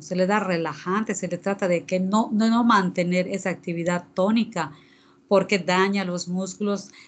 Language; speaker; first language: Spanish; native; Spanish